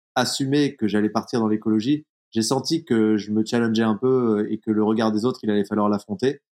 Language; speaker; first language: French; native; French